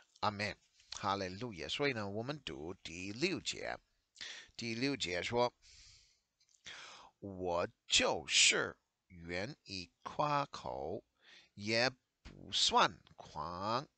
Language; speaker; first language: Chinese; non-native, learner; English